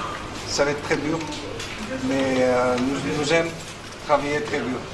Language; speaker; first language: French; non-native, fluent; Dutch